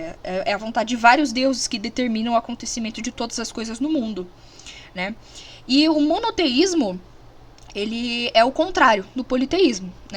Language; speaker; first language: Portuguese; native; Portuguese